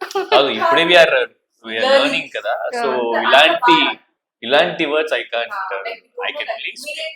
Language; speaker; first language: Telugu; non-native, learner; Tamil